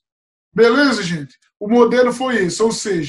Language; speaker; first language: Portuguese; native; Portuguese